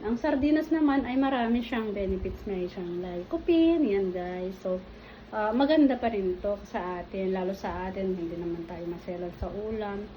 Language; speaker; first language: Filipino; non-native, local second language; Iloko